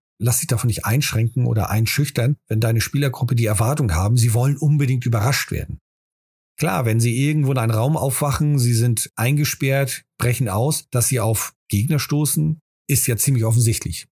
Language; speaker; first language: German; native; German